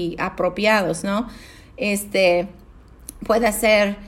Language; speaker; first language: Spanish; non-native, fluent; English